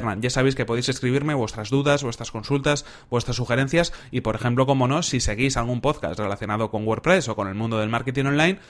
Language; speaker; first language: Spanish; native; Spanish